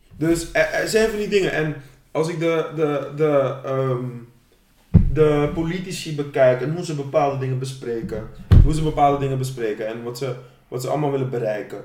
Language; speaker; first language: Dutch; non-native, local second language; Papiamento